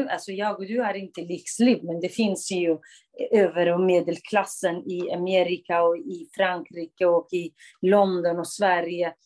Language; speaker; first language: Swedish; non-native, fluent; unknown